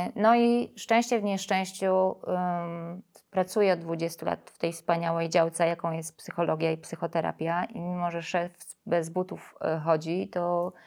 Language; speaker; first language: Polish; native; Polish